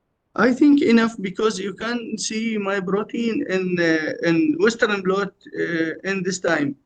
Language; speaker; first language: English; non-native, learner; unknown